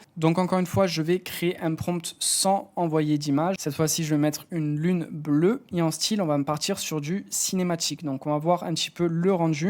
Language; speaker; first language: French; native; French